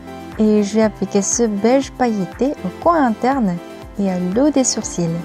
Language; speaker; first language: French; non-native, learner; Korean